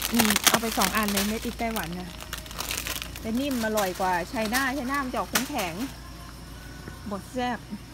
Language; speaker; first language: Thai; native; Thai